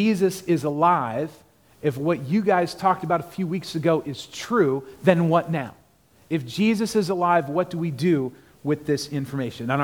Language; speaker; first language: English; native; English